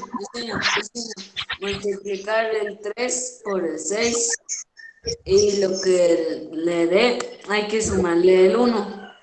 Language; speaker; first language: Spanish; native; Spanish